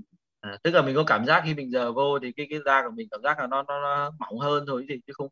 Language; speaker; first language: Vietnamese; native; Vietnamese